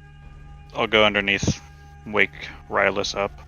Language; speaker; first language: English; native; English